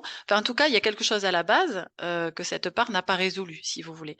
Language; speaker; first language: French; native; French